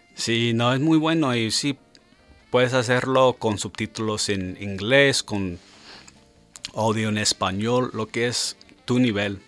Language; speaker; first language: Spanish; non-native, fluent; English